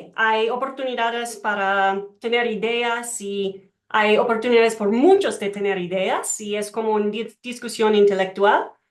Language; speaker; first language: Spanish; non-native, learner; English